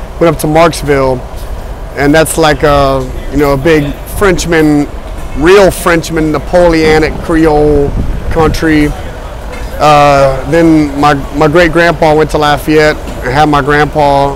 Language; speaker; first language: English; native; English